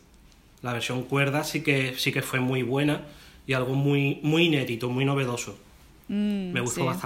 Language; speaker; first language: Spanish; native; Spanish